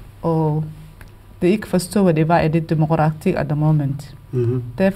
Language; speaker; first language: Danish; non-native, learner; Somali